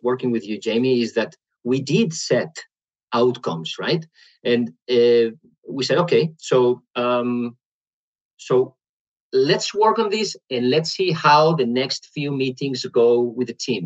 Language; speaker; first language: English; non-native, fluent; Spanish